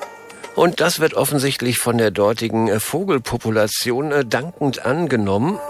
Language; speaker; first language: German; native; German